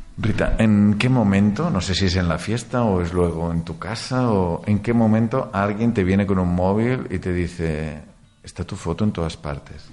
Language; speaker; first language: Spanish; native; Spanish